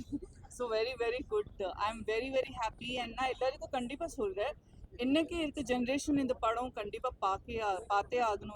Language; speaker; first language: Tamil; non-native, fluent; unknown